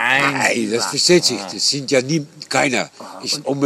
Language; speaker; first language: German; non-native, fluent; Dutch